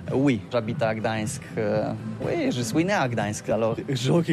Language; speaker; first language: French; non-native, learner; Polish